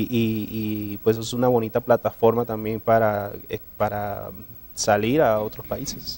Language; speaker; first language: Spanish; native; Spanish